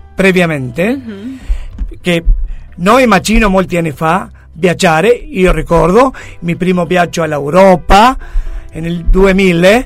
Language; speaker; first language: Italian; non-native, fluent; Spanish